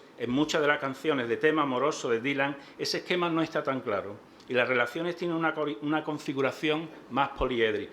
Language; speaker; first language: Spanish; native; Spanish